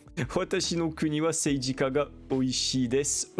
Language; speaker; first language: Japanese; non-native, learner; French